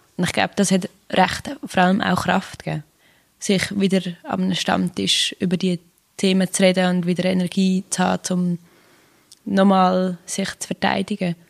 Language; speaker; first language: German; native; German